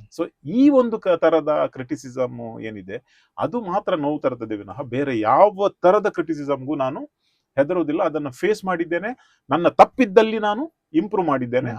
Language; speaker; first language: Kannada; non-native, local second language; Konkani